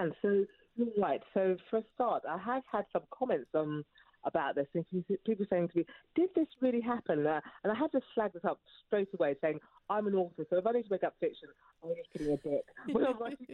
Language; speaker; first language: English; native; English